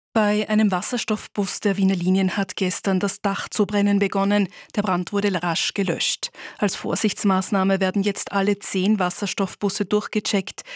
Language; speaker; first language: German; native; German